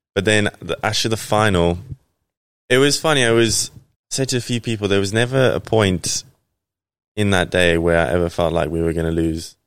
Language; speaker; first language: English; native; English